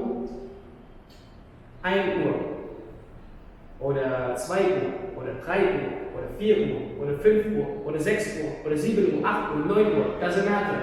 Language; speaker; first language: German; non-native, learner; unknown